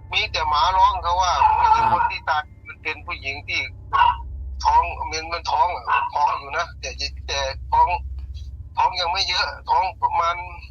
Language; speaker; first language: Thai; non-native, local second language; Northeastern Thai